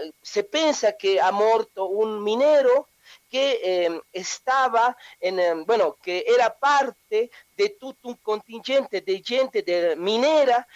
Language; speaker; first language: Italian; non-native, learner; Spanish